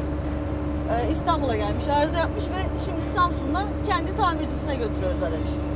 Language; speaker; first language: Turkish; native; Turkish